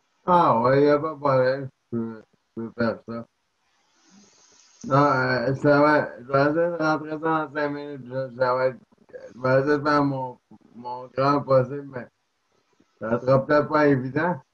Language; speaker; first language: French; native; French